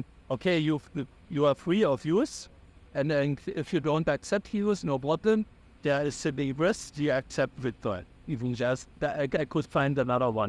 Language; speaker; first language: English; non-native, fluent; German